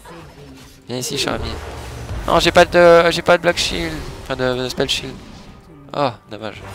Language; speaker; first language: French; native; French